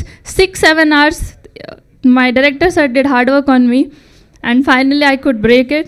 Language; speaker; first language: Telugu; non-native, learner; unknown